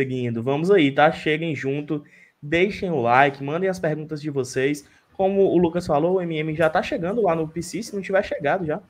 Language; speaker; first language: Portuguese; native; Portuguese